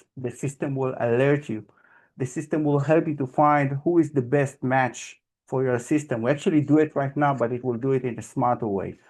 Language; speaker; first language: English; non-native, fluent; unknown